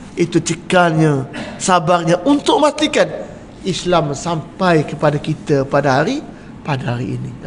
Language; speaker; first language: Malay; native; Malay